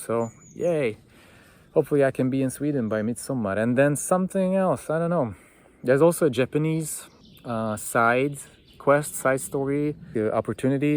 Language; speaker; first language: English; non-native, fluent; Hungarian